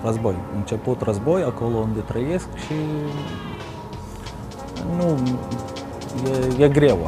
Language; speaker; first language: Romanian; non-native, learner; Arabic